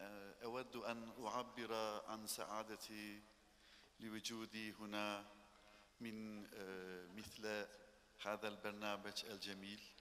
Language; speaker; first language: Arabic; non-native, fluent; Turkish